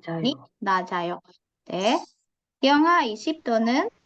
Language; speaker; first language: Korean; non-native, fluent; Indonesian